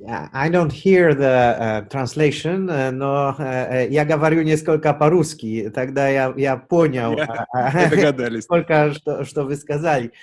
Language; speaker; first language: Russian; non-native, learner; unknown